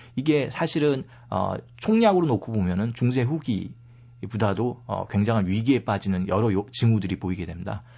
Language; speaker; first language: Korean; native; Korean